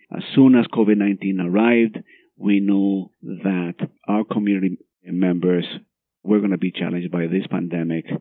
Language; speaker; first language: English; non-native, fluent; Spanish